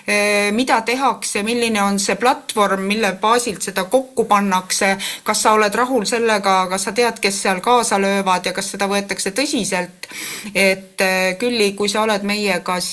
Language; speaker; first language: Estonian; native; Estonian